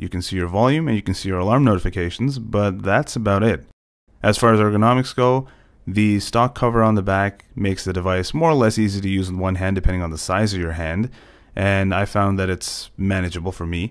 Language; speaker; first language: English; native; English